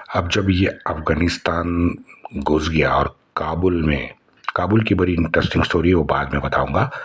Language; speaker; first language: Hindi; non-native, local second language; Marathi